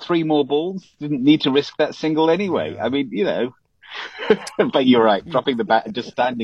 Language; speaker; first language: English; native; English